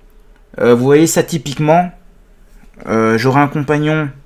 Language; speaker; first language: French; native; French